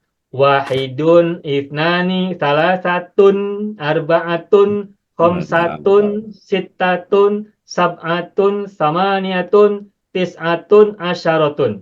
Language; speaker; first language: Arabic; non-native, fluent; Indonesian